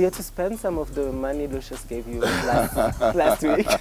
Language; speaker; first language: English; non-native, local second language; Kinyarwanda